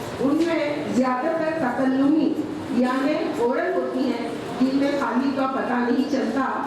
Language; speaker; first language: Urdu; native; Urdu